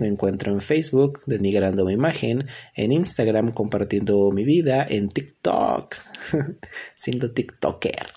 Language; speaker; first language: Spanish; native; Spanish